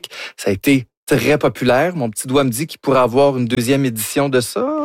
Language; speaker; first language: French; native; French